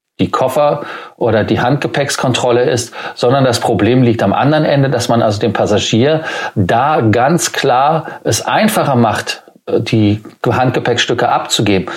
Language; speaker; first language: German; native; German